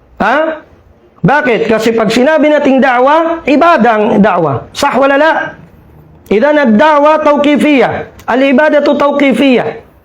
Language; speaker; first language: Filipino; non-native, local second language; Maranao